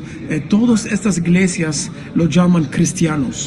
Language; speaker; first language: Spanish; non-native, fluent; Arabic